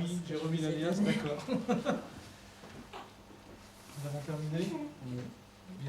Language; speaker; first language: French; native; French